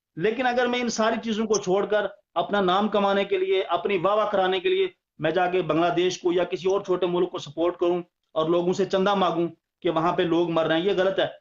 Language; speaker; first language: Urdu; non-native, local second language; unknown